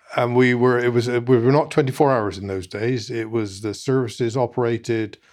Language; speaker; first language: English; native; English